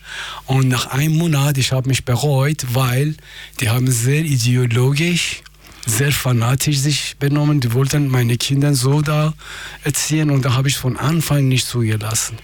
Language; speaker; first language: German; non-native, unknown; Persian